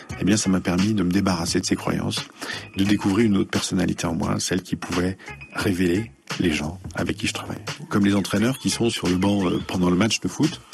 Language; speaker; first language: French; native; French